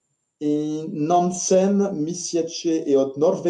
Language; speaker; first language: Bulgarian; non-native, learner; French